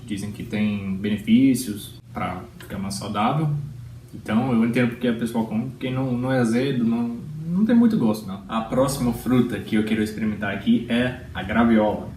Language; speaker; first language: Portuguese; non-native, fluent; English